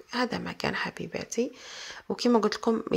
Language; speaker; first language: Arabic; native; Arabic